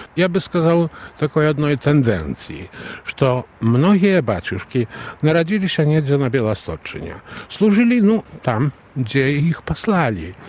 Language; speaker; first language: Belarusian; native; Belarusian